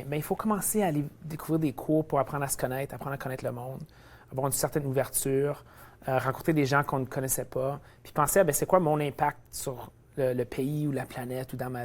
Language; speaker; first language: French; native; French